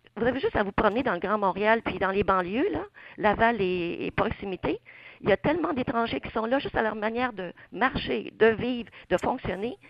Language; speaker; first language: French; native; French